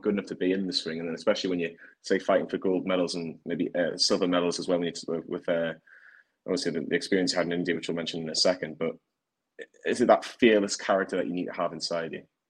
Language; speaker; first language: English; native; English